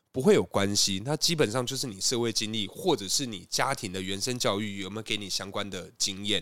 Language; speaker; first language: Chinese; native; Chinese